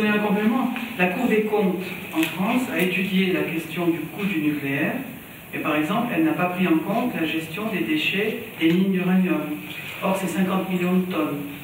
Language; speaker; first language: French; native; French